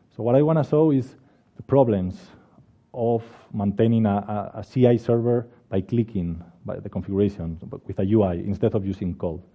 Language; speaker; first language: English; non-native, fluent; Spanish